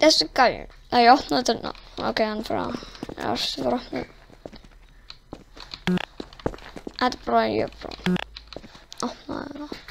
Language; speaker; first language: Icelandic; non-native, learner; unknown